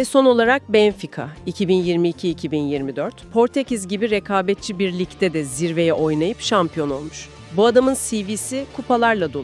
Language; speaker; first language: Turkish; native; Turkish